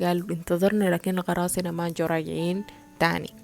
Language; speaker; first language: Arabic; native; Arabic